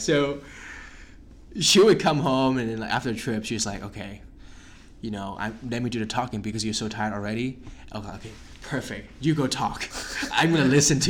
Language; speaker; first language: English; non-native, local second language; Cantonese